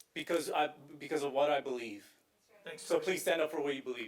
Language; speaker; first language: English; native; English